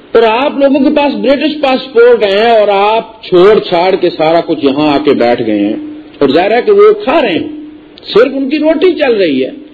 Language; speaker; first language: Urdu; non-native, local second language; Punjabi